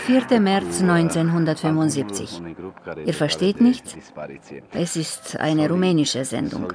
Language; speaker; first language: German; native; German